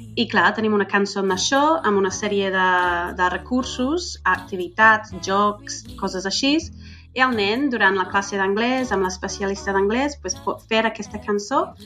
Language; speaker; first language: Catalan; non-native, fluent; English